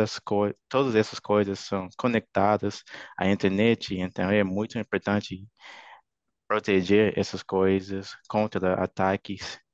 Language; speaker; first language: Portuguese; non-native, fluent; English